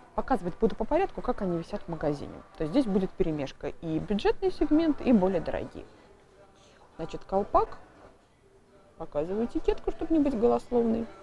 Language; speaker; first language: Russian; native; Russian